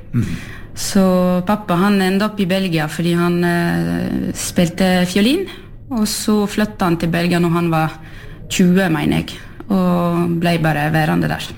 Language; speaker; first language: Norwegian; non-native, fluent; French